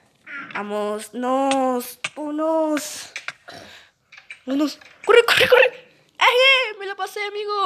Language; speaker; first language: Spanish; native; Spanish